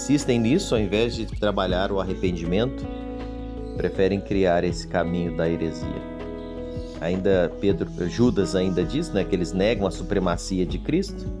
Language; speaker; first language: Portuguese; native; Portuguese